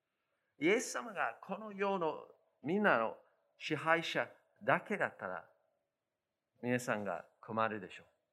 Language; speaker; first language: Japanese; non-native, fluent; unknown